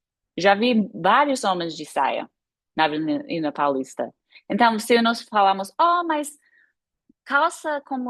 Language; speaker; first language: Portuguese; non-native, fluent; English